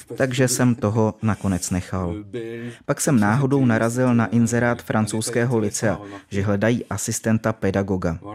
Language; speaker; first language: Czech; non-native, fluent; French